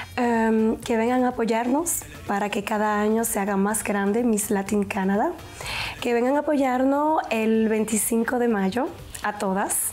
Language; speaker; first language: Spanish; non-native, learner; Polish